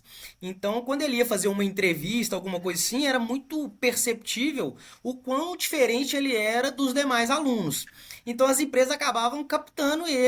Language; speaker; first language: Portuguese; native; Portuguese